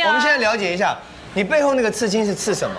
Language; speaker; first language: Chinese; native; Chinese